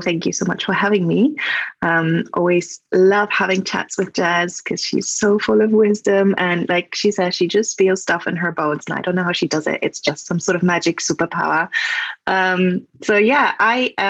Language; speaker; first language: English; non-native, fluent; German